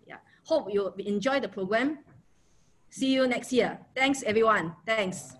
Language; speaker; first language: English; non-native, local second language; Chinese